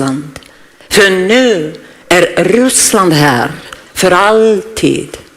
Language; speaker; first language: Swedish; non-native, learner; Ukrainian